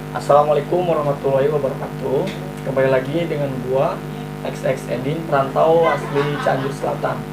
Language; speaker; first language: Indonesian; non-native, local second language; Sundanese